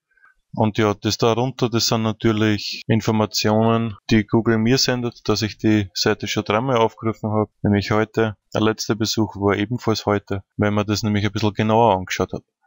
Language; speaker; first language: German; native; German